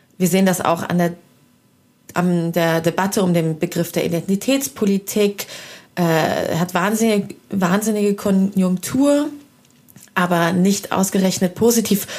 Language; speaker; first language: German; early bilingual, other home language; Persian